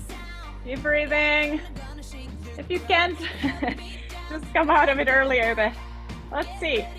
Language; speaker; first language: English; native; English